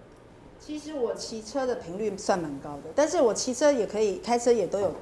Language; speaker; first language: Chinese; native; Chinese